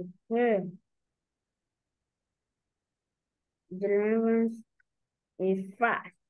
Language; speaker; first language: English; non-native, learner; Vietnamese